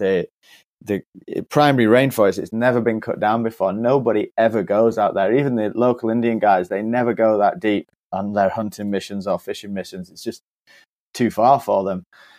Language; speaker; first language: English; native; English